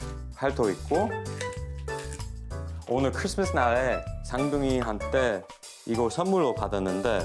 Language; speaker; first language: Korean; non-native, fluent; English